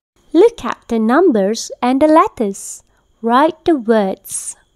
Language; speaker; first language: English; non-native, local second language; Malay